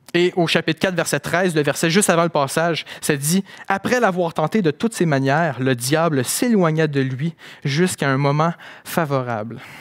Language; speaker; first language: French; native; French